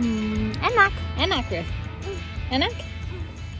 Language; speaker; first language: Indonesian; non-native, learner; English